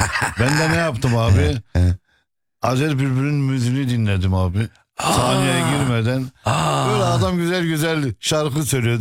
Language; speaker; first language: Turkish; non-native, fluent; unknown